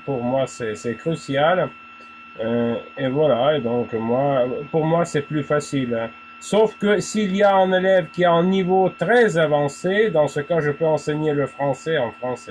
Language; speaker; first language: French; non-native, fluent; Russian